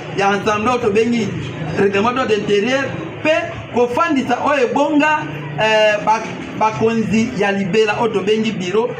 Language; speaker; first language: Lingala; native; Lingala